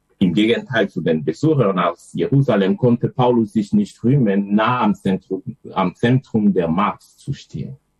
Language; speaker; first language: German; non-native, fluent; French